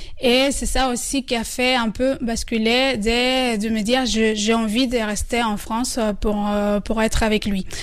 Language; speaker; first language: French; non-native, fluent; Spanish